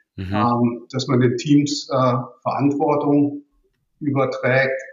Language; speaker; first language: German; native; German